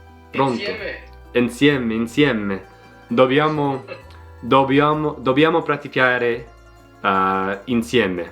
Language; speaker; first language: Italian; non-native, learner; English